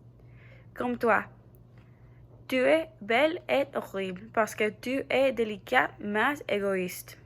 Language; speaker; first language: French; non-native, learner; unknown